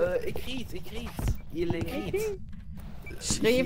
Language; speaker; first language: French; non-native, learner; German